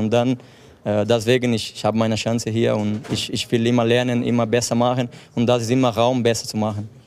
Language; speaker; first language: German; non-native, fluent; Portuguese